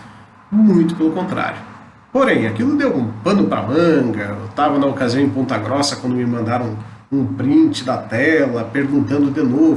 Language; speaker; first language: Portuguese; native; Portuguese